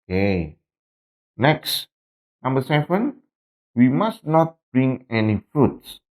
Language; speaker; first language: English; non-native, fluent; Indonesian